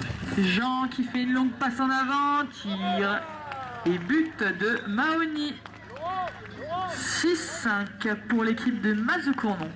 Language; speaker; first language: French; native; French